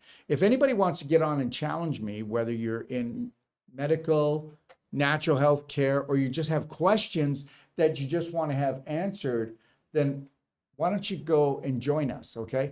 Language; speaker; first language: English; native; English